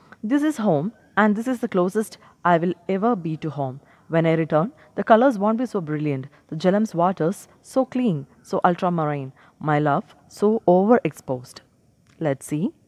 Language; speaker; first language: English; non-native, local second language; Malayalam